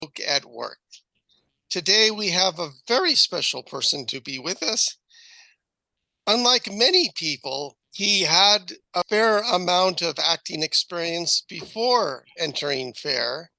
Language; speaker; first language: English; native; English